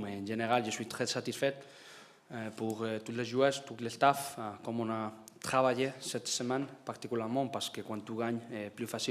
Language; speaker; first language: French; non-native, learner; Spanish